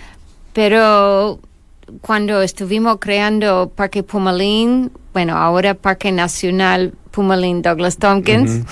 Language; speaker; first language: Spanish; non-native, fluent; English